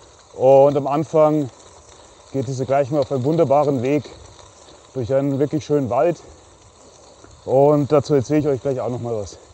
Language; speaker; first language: German; native; German